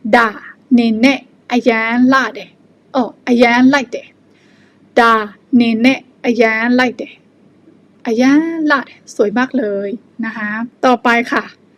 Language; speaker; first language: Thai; non-native, fluent; Burmese